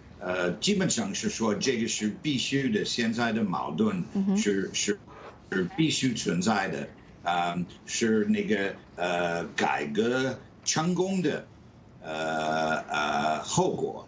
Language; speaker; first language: Chinese; non-native, fluent; English